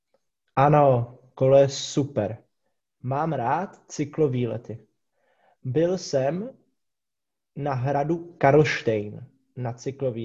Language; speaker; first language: Czech; non-native, fluent; English